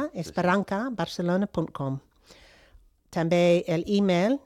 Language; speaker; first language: Catalan; non-native, fluent; English